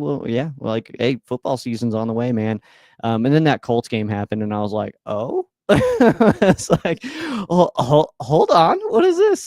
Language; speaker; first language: English; native; English